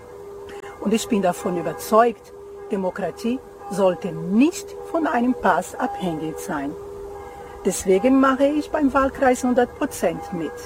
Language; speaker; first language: German; non-native, fluent; Portuguese